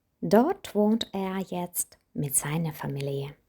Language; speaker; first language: German; non-native, fluent; Ukrainian